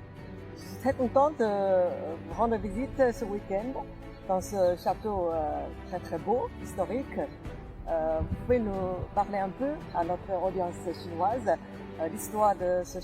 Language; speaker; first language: French; non-native, fluent; Chinese